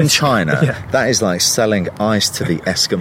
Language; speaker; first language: English; native; English